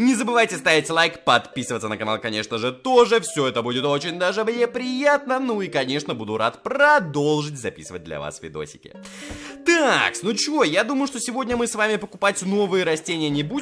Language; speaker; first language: Russian; native; Russian